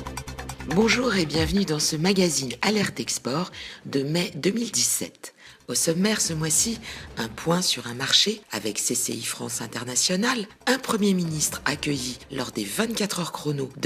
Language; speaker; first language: French; native; French